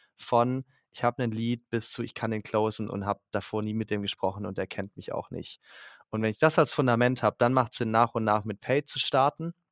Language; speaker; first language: German; native; German